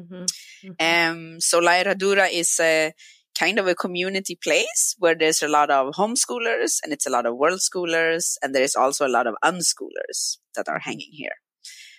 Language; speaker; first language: English; non-native, fluent; Swedish